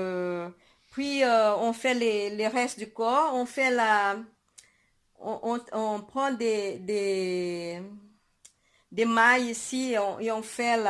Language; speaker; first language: French; non-native, fluent; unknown